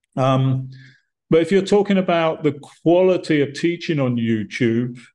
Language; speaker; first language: English; native; English